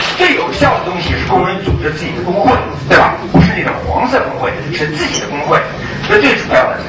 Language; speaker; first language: Chinese; early bilingual, other home language; English